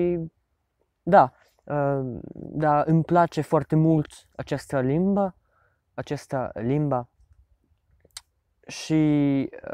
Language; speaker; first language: Romanian; non-native, learner; French